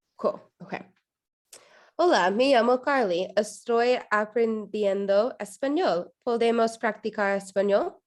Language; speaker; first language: Spanish; non-native, learner; English